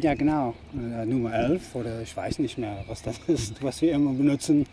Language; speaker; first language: German; non-native, fluent; English